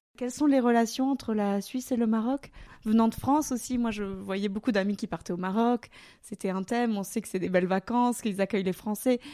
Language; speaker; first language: French; native; French